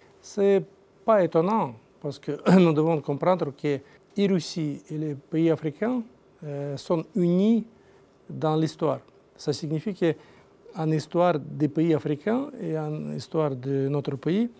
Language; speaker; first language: French; non-native, learner; Russian